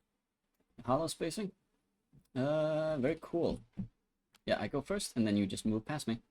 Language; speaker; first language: English; native; English